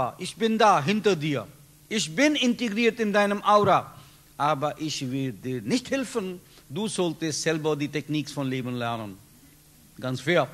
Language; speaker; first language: German; non-native, learner; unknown